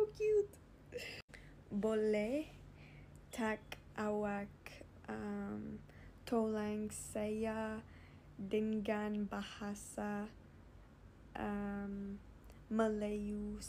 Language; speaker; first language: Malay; non-native, learner; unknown